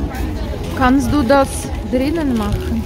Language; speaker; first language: German; non-native, fluent; Russian